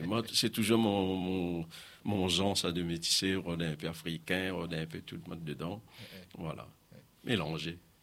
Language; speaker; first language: French; non-native, local second language; Réunion Creole French